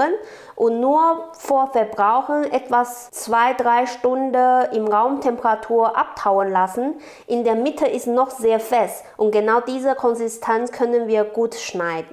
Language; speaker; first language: German; non-native, learner; Chinese